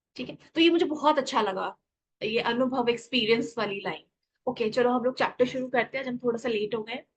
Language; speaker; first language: Hindi; native; Hindi